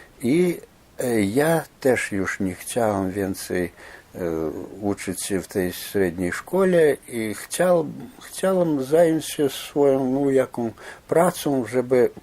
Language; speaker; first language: Polish; non-native, fluent; Belarusian